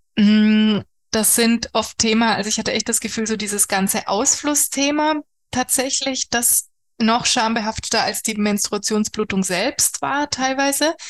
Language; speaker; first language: German; native; German